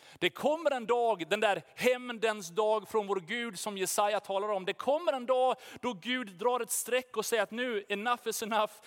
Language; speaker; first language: Swedish; native; Swedish